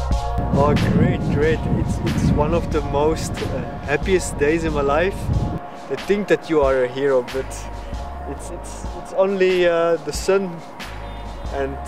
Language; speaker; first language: English; non-native, learner; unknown